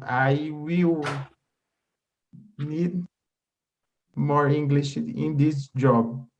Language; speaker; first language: English; non-native, learner; Portuguese